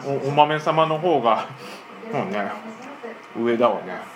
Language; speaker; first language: Japanese; native; Japanese